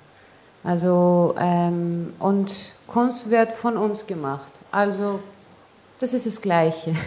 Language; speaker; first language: German; non-native, fluent; Greek